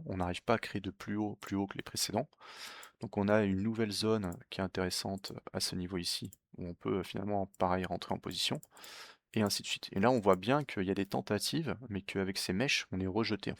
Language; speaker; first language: French; native; French